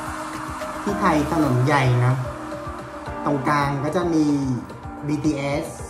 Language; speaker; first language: Thai; non-native, fluent; Vietnamese